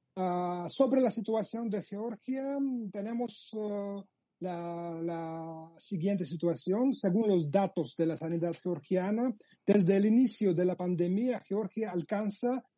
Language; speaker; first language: Spanish; non-native, fluent; Georgian